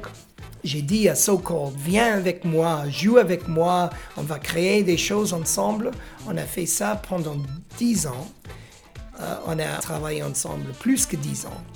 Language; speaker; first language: French; non-native, fluent; English